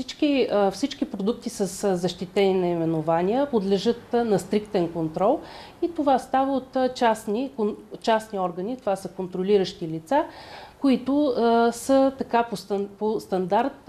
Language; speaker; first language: Bulgarian; native; Bulgarian